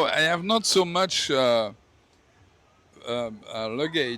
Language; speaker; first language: English; non-native, learner; French